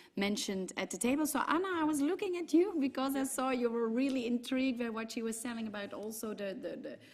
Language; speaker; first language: English; non-native, fluent; Dutch